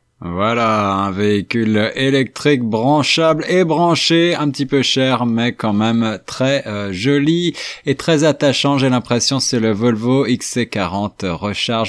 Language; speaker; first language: French; native; French